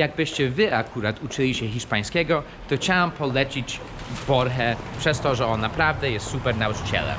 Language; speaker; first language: Polish; non-native, fluent; English